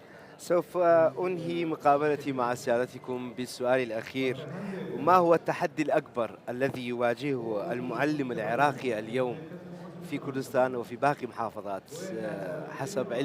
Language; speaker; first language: Arabic; non-native, local second language; Kurdish